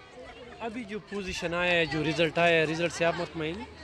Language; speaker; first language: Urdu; non-native, local second language; Pashto